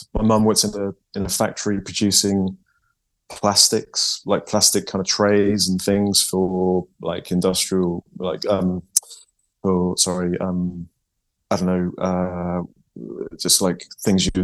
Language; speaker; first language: English; native; English